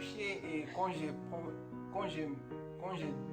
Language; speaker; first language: French; non-native, learner; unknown